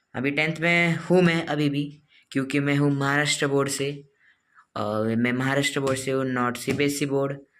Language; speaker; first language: Hindi; non-native, local second language; Marathi